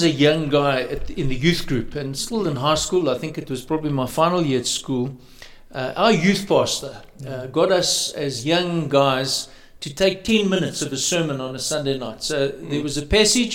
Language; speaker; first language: English; native; English